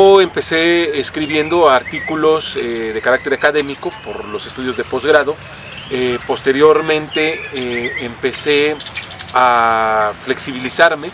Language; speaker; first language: Spanish; native; Spanish